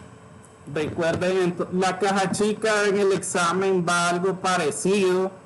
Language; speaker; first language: Spanish; native; Spanish